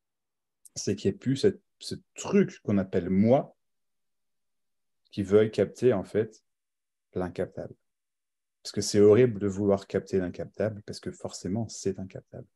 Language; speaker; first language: French; native; French